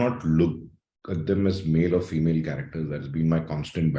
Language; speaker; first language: English; non-native, local second language; Malayalam